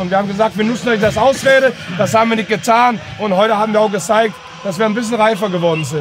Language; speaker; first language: German; non-native, fluent; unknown